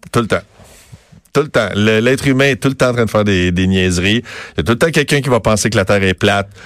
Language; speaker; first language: French; native; French